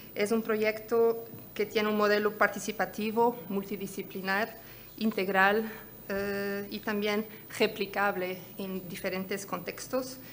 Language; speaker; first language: Spanish; non-native, fluent; Portuguese